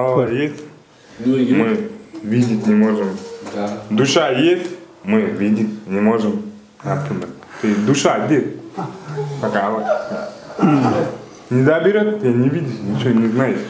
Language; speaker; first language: Russian; non-native, learner; Kyrgyz